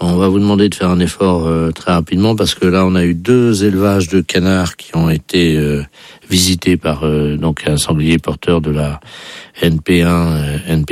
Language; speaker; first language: French; native; French